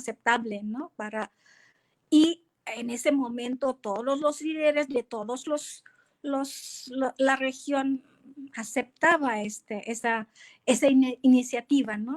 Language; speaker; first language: Spanish; non-native, fluent; Indonesian